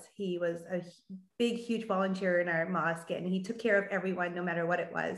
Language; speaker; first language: English; native; English